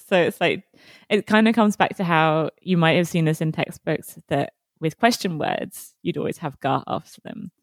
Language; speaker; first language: English; native; English